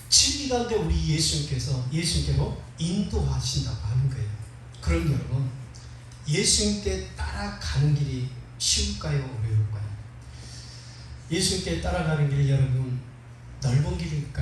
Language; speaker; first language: Korean; native; Korean